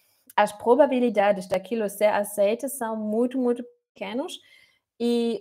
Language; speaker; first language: Portuguese; non-native, fluent; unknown